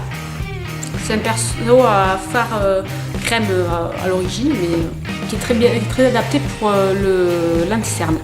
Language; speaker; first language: French; native; French